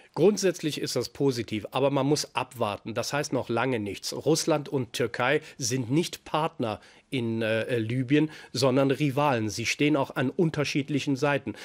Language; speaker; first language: German; early bilingual, other home language; Persian